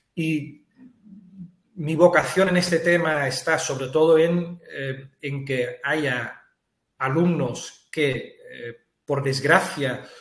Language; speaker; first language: Spanish; non-native, fluent; Dutch